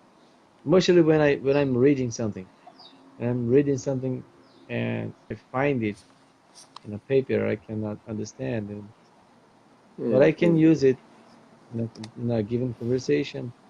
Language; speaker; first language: English; non-native, fluent; Portuguese